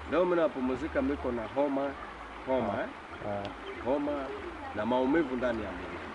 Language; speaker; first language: Swahili; non-native, local second language; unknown